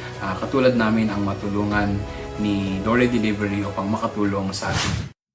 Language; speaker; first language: Filipino; non-native, local second language; Bikol